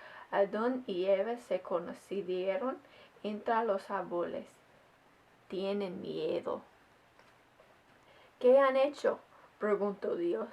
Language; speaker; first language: Spanish; non-native, learner; English